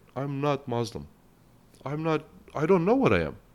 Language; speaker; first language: English; non-native, fluent; Turkish